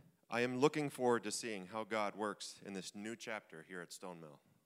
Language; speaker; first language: English; native; English